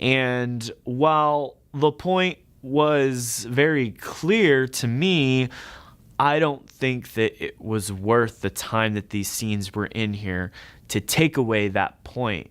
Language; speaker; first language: English; native; English